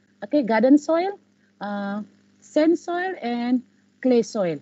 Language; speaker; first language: English; non-native, local second language; Malay